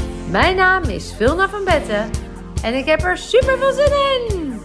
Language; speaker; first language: Dutch; native; Dutch